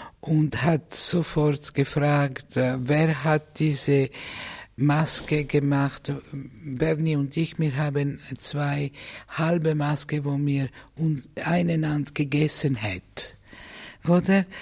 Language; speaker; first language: German; non-native, fluent; Italian